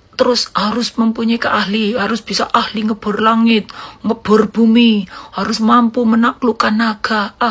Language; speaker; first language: Indonesian; native; Indonesian